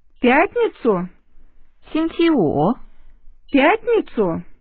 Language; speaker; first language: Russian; non-native, fluent; Chinese